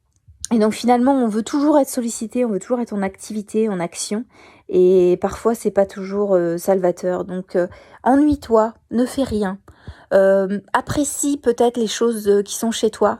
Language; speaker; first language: French; native; French